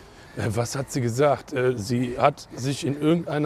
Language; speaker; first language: German; native; German